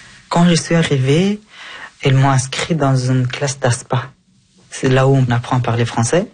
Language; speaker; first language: French; early bilingual, other home language; Persian